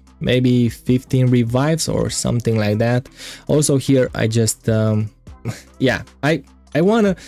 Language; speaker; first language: English; non-native, fluent; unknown